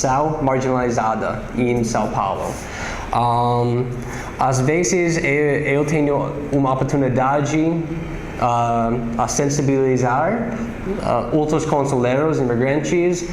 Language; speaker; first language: Portuguese; non-native, learner; English